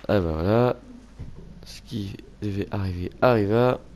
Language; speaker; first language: French; native; French